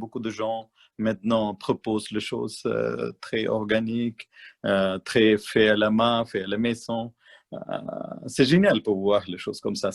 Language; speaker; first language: French; non-native, learner; Malayalam